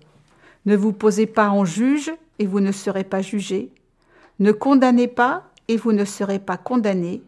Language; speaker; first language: French; native; French